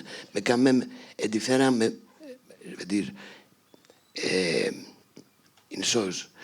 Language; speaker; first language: French; non-native, fluent; Greek